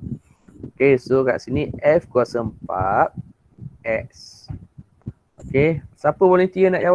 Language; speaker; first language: Malay; native; Malay